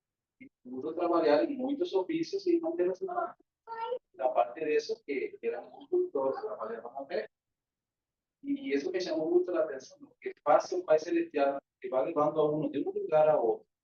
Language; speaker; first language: Portuguese; non-native, learner; Spanish